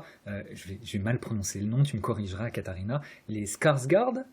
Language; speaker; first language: French; native; French